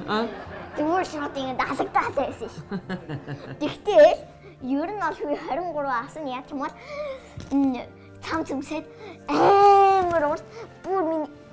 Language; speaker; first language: Mongolian; early bilingual, heritage; Mongolian